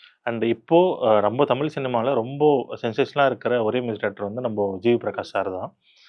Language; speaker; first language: Tamil; native; Tamil